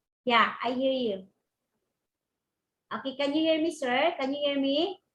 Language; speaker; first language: English; non-native, local second language; Cebuano